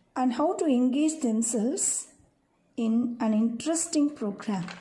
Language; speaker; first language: English; non-native, local second language; Tamil